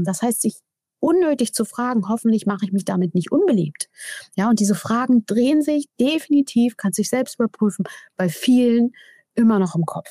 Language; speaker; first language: German; native; German